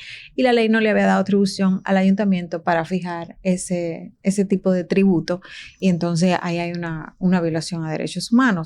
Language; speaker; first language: Spanish; native; Spanish